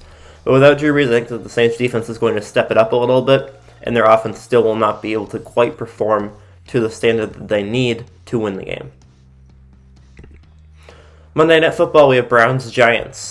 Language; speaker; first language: English; native; English